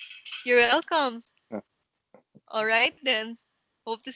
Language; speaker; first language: English; non-native, local second language; Filipino